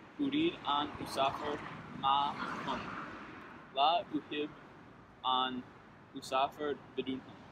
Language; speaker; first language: Arabic; non-native, learner; English